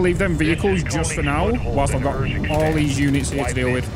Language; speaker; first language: English; native; English